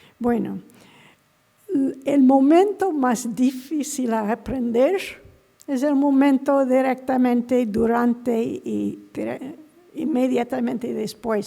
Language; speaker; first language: Spanish; non-native, fluent; English